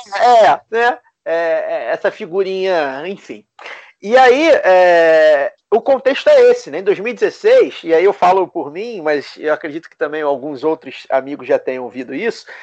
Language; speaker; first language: Portuguese; native; Portuguese